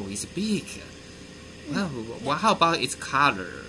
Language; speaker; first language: English; non-native, fluent; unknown